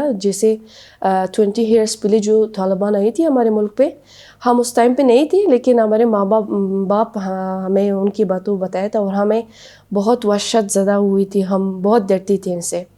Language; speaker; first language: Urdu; non-native, learner; Persian